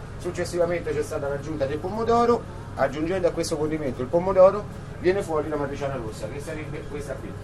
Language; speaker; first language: Italian; native; Italian